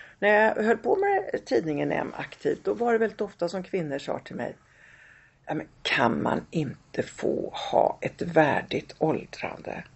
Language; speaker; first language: Swedish; early bilingual, other home language; Italian